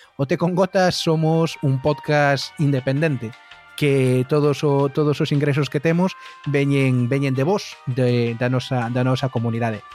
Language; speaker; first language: Galician; native; Galician